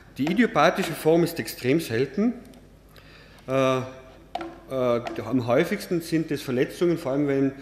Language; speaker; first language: German; native; German